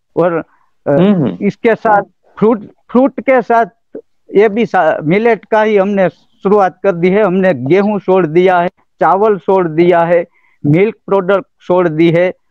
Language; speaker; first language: Hindi; non-native, local second language; Gujarati